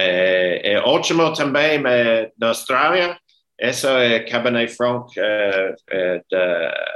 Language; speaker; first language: Portuguese; non-native, learner; English